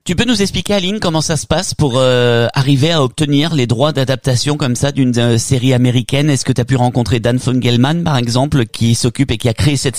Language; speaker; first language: French; native; French